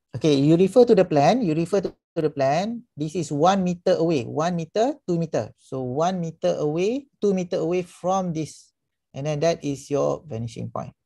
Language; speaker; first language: English; non-native, local second language; Malay